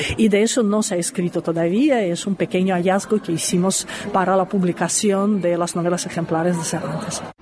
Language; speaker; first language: Spanish; non-native, fluent; Russian